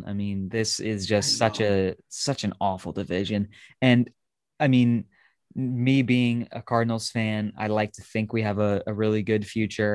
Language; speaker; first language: English; native; English